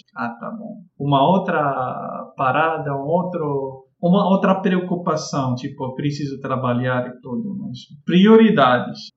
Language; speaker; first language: Portuguese; non-native, fluent; Arabic